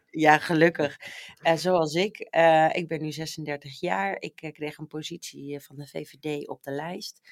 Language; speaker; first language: Dutch; native; Dutch